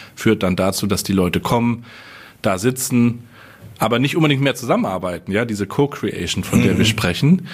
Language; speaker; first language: German; native; German